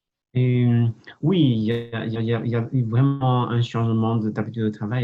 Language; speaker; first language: French; non-native, fluent; Chinese